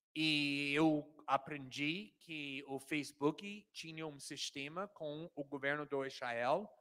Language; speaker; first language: Portuguese; non-native, fluent; English